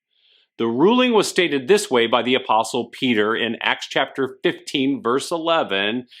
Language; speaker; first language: English; native; English